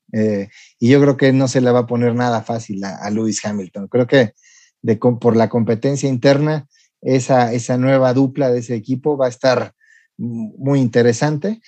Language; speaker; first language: Spanish; native; Spanish